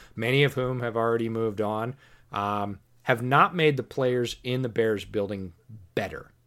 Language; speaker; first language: English; native; English